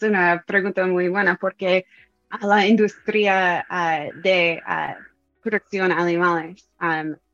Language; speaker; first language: Spanish; non-native, fluent; English